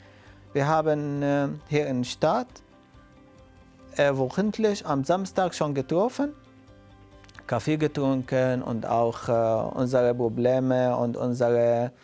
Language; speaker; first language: German; non-native, fluent; Arabic